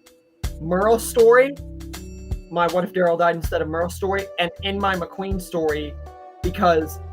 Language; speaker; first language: English; native; English